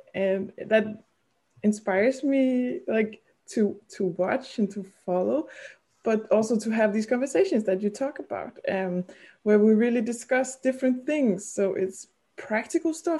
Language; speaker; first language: English; non-native, fluent; Danish